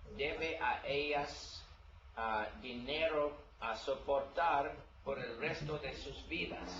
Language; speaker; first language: Spanish; non-native, learner; English